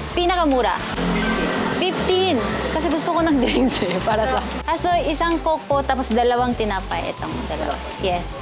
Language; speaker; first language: Filipino; non-native, fluent; Korean